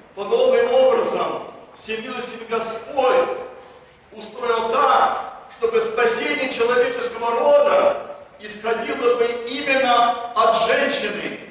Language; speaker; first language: Russian; early bilingual, heritage; Russian